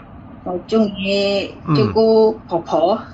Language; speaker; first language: Chinese; non-native, fluent; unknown